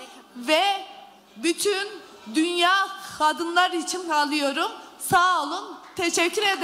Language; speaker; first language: Turkish; early bilingual, heritage; Turkish